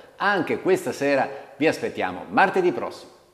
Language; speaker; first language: Italian; native; Italian